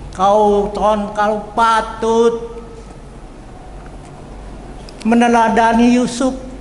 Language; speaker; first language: Indonesian; native; Indonesian